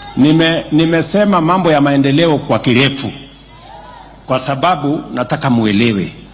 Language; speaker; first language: Swahili; non-native, local second language; Kalenjin